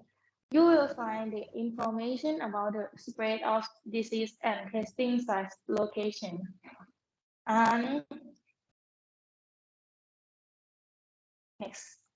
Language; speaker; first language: English; non-native, learner; Thai